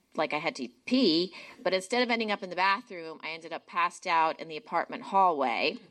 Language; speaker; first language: English; native; English